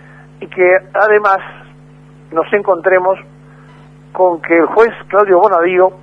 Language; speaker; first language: Spanish; native; Spanish